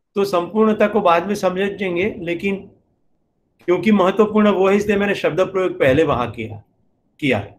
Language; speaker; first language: Hindi; non-native, local second language; Gujarati